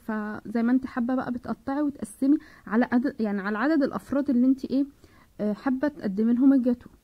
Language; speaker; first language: Arabic; native; Arabic